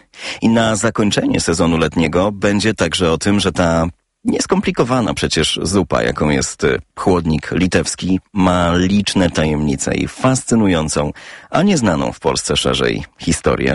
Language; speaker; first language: Polish; native; Polish